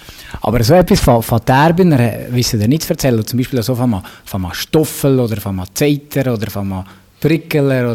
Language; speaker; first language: German; native; German